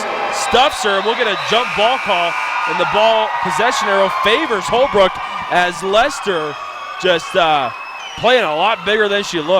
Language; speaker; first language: English; native; English